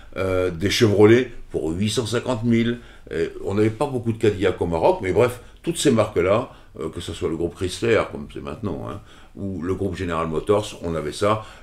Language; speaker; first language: French; native; French